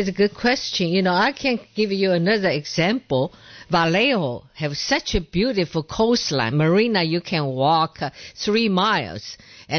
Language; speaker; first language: English; non-native, learner; Chinese